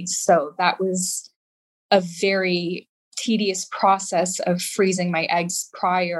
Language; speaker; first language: English; native; English